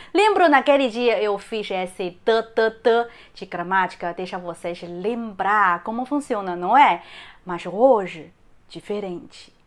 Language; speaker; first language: Portuguese; non-native, learner; Chinese